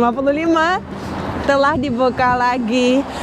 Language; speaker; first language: Indonesian; non-native, fluent; Russian